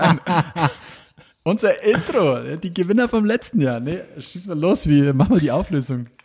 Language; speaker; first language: German; native; German